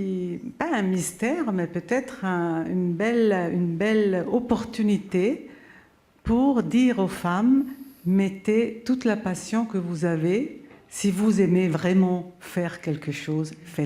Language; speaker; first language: French; non-native, local second language; Italian